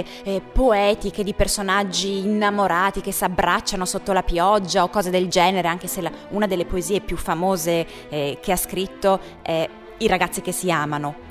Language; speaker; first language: Italian; native; Italian